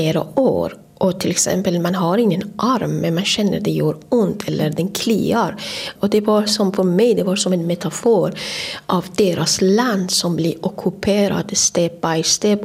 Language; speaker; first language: Swedish; non-native, fluent; Persian